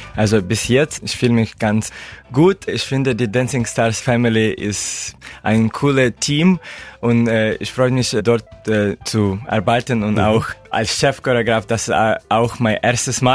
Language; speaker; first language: German; non-native, learner; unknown